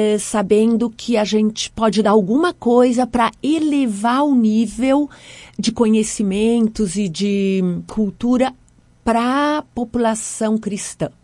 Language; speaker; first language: Portuguese; native; Portuguese